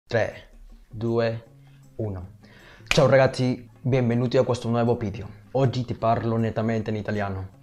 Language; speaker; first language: Italian; non-native, learner; Spanish